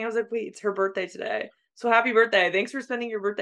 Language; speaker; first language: English; native; English